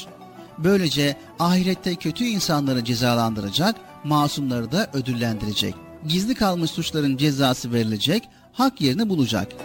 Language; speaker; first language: Turkish; native; Turkish